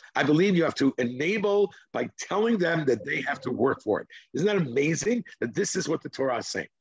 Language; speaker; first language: English; non-native, fluent; Hebrew